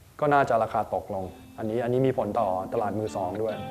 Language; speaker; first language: Thai; native; Thai